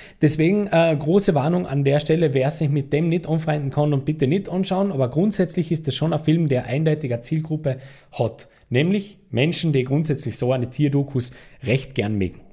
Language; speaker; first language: German; native; German